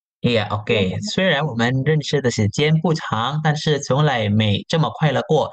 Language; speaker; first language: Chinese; non-native, fluent; Indonesian